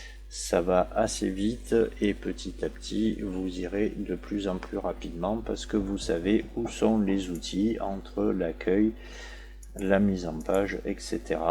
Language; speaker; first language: French; native; French